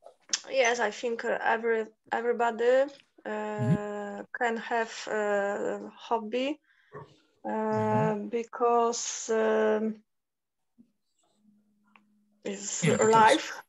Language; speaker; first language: English; non-native, learner; Polish